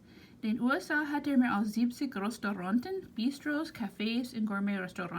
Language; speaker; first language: German; non-native, fluent; English